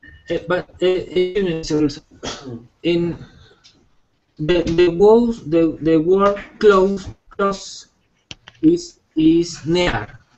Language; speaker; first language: English; non-native, learner; Spanish